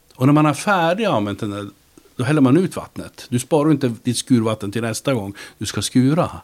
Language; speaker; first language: Swedish; native; Swedish